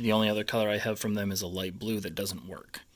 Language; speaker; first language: English; native; English